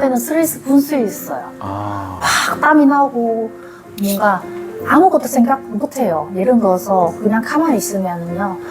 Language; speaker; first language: Korean; non-native, learner; Vietnamese